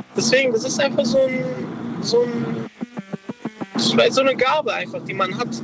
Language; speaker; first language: German; early bilingual, other home language; Spanish